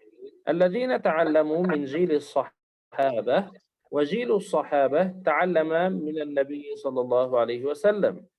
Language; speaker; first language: Arabic; native; Arabic